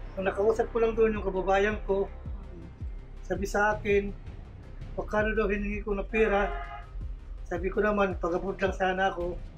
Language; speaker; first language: Filipino; non-native, local second language; Cebuano